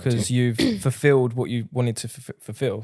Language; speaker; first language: English; native; English